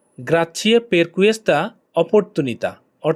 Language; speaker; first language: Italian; non-native, learner; Bangla